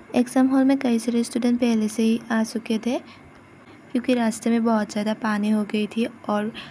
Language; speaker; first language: Hindi; non-native, local second language; Assamese